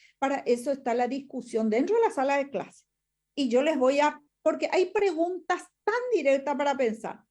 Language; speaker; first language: Spanish; non-native, local second language; Guarani